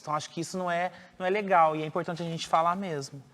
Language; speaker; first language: Portuguese; native; Portuguese